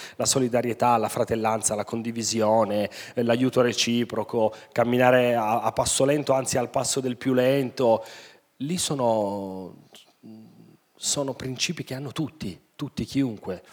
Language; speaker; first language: Italian; native; Italian